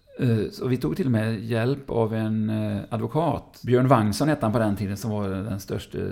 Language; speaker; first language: Swedish; native; Swedish